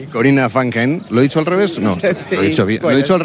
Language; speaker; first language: Spanish; native; Spanish